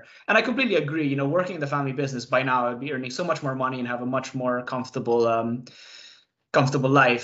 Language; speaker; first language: English; non-native, local second language; Cebuano